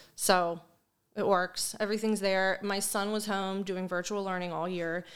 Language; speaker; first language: English; native; English